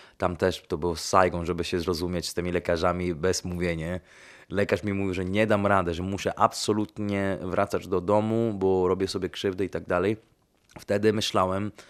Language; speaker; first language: Polish; non-native, fluent; Italian